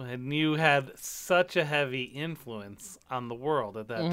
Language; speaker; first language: English; native; English